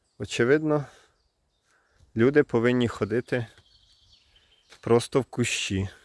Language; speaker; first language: Ukrainian; native; Ukrainian